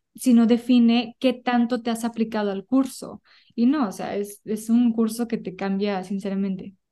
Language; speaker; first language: Spanish; early bilingual, heritage; Spanish